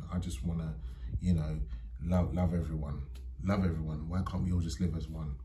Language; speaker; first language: English; native; English